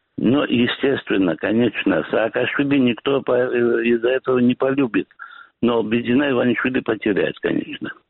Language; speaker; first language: Russian; non-native, local second language; Georgian